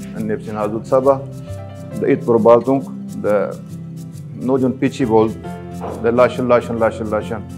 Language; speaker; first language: Hungarian; non-native, learner; Urdu